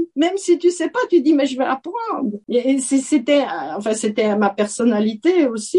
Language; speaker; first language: French; native; French